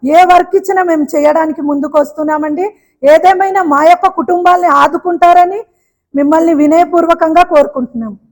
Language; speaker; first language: Telugu; native; Telugu